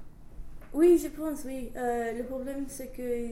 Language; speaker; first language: French; non-native, learner; English